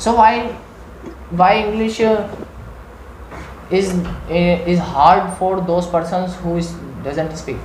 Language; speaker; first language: English; non-native, learner; Hindi